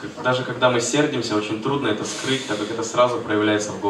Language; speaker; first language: Russian; native; Russian